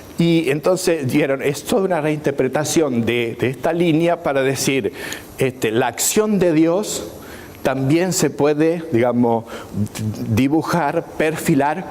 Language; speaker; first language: Spanish; native; Spanish